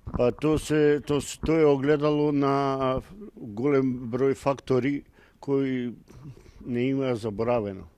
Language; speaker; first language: Macedonian; native; Macedonian